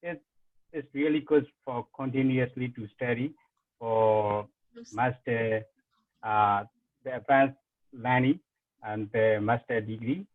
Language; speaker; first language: English; non-native, learner; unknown